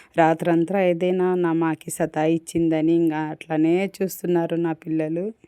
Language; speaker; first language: Telugu; non-native, local second language; Urdu